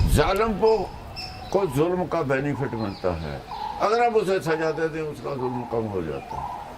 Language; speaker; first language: Hindi; non-native, local second language; Punjabi